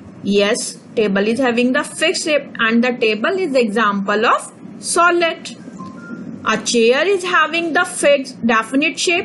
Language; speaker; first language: English; non-native, local second language; Hindi